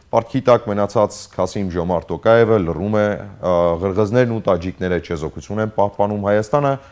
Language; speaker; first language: Armenian; native; Armenian